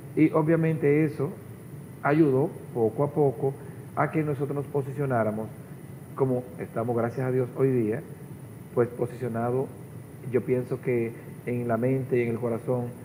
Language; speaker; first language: Spanish; native; Spanish